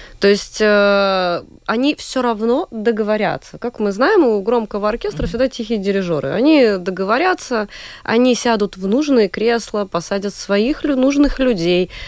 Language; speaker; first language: Russian; native; Russian